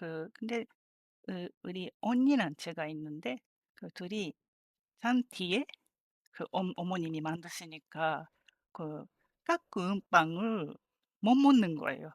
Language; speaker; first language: Korean; non-native, fluent; Japanese